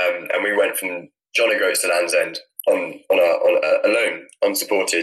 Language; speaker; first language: English; native; English